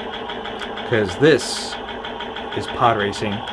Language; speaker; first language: English; native; English